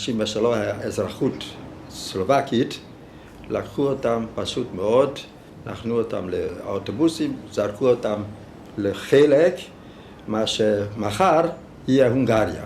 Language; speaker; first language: Hebrew; non-native, fluent; Hungarian